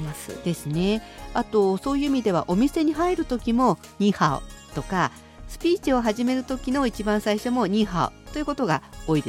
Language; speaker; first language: Japanese; native; Japanese